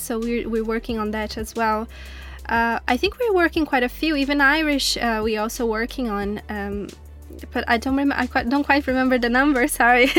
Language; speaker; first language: English; non-native, fluent; Portuguese